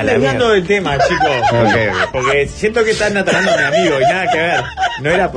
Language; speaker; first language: Spanish; native; Spanish